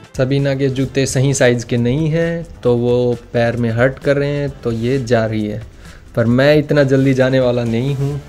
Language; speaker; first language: Hindi; native; Hindi